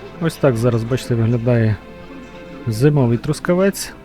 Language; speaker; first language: Ukrainian; native; Ukrainian